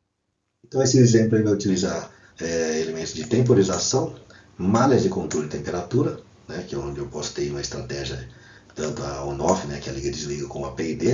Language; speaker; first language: Portuguese; native; Portuguese